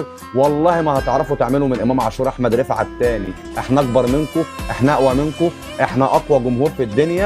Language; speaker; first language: Arabic; native; Arabic